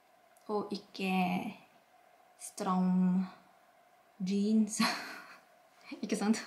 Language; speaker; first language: Norwegian; non-native, learner; Filipino